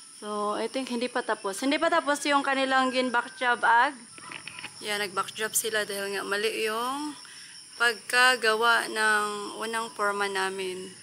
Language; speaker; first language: Filipino; non-native, local second language; Cebuano